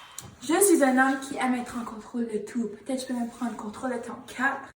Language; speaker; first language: French; non-native, learner; English